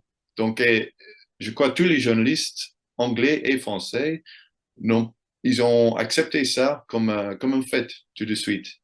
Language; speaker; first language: French; non-native, fluent; English